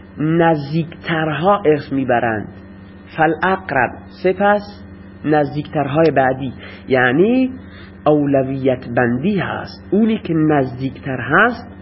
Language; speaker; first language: Persian; non-native, local second language; Baluchi